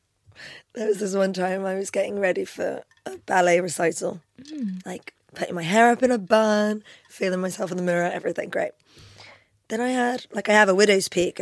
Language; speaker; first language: English; non-native, local second language; Albanian